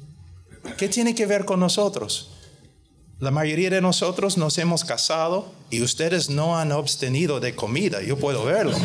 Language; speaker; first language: Spanish; non-native, fluent; English